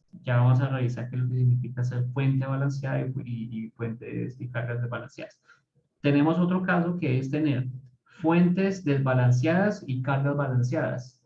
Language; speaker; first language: Spanish; native; Spanish